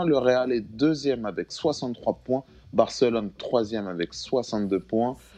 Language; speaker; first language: French; native; French